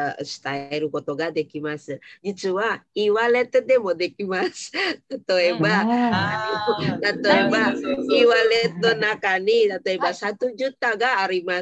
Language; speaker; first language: Japanese; non-native, learner; Indonesian